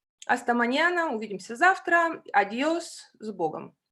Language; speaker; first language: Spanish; non-native, fluent; Russian